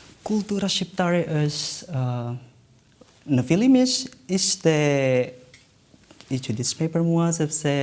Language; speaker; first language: Albanian; non-native, learner; Indonesian